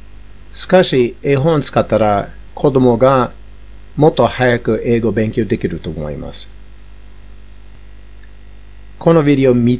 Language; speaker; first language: Japanese; non-native, fluent; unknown